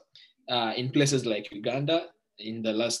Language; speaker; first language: English; non-native, local second language; Ganda